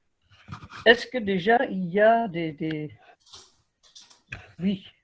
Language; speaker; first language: French; non-native, fluent; Dutch